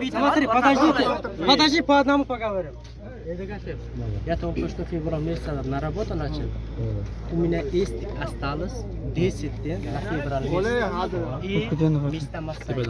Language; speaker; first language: Russian; non-native, local second language; Uzbek